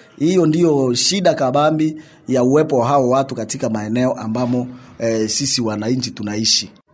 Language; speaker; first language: Swahili; non-native, local second language; Nande